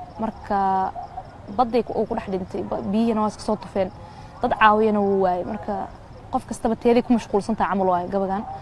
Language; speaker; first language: Somali; early bilingual, heritage; Somali